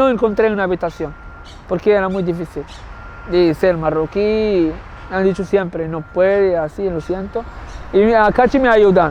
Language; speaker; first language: Spanish; non-native, learner; Arabic